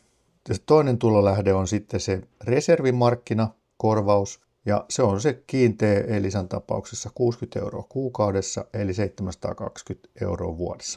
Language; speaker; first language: Finnish; native; Finnish